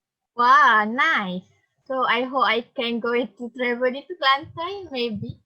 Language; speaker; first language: English; non-native, local second language; Malay